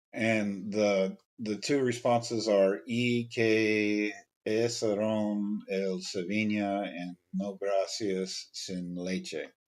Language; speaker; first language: Spanish; non-native, learner; English